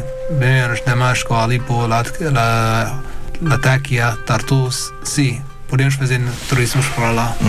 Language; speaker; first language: Portuguese; non-native, learner; Arabic